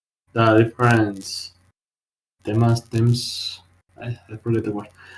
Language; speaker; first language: English; non-native, learner; Spanish